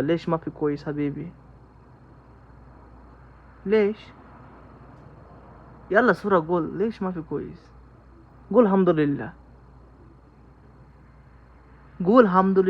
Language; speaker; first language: Arabic; non-native, learner; Bangla